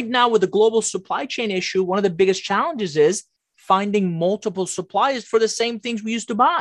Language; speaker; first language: English; non-native, fluent; Persian